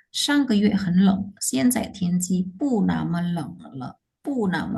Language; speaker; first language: Chinese; non-native, fluent; Indonesian